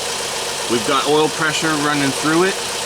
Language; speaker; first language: English; native; English